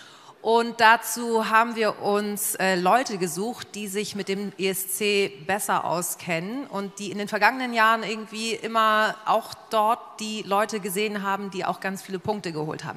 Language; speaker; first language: German; native; German